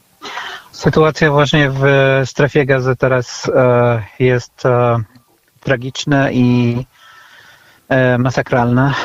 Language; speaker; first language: Polish; non-native, fluent; Arabic